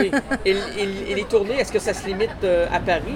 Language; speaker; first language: French; native; French